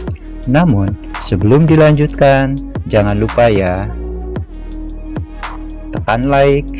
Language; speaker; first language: Indonesian; native; Indonesian